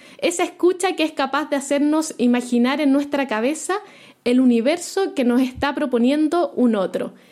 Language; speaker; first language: Spanish; native; Spanish